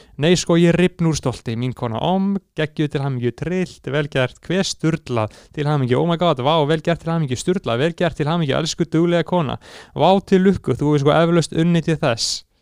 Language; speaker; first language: Icelandic; native; Icelandic